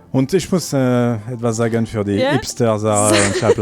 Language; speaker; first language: German; non-native, learner; French